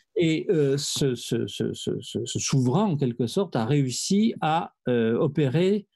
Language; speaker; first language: French; native; French